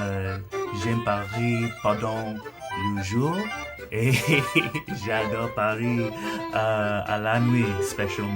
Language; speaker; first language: French; non-native, learner; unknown